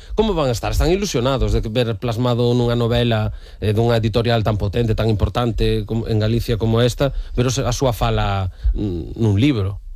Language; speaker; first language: Galician; native; Galician